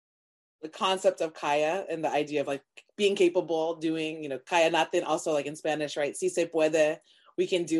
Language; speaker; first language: English; native; English